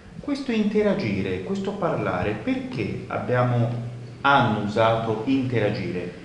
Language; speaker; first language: Italian; native; Italian